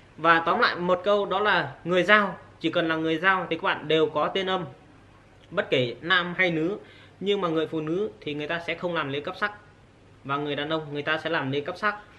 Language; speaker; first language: Vietnamese; non-native, local second language; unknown